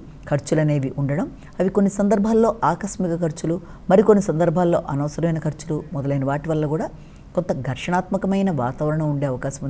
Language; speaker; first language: Telugu; native; Telugu